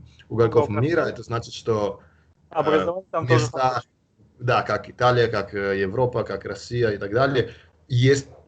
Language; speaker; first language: Russian; non-native, fluent; Italian